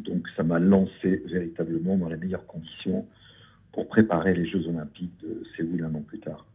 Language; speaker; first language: French; native; French